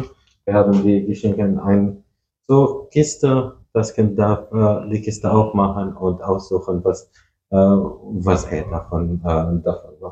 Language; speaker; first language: German; non-native, fluent; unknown